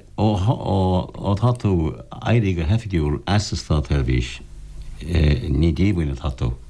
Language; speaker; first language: Irish; native; Irish